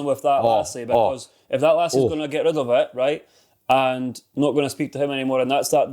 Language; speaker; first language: English; native; English